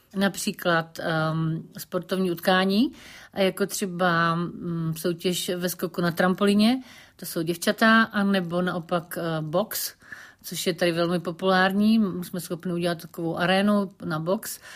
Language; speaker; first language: Czech; native; Czech